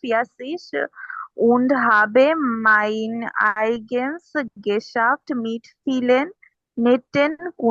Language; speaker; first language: German; non-native, learner; Bangla